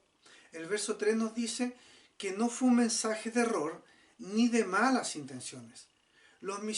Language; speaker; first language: Spanish; native; Spanish